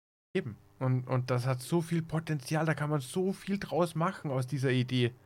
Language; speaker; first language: German; native; German